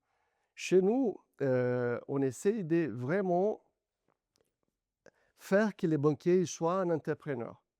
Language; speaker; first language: French; non-native, learner; Portuguese